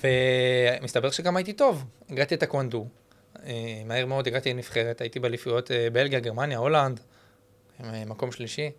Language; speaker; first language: Hebrew; native; Hebrew